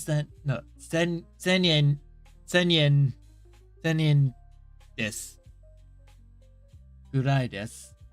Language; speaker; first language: Japanese; non-native, learner; English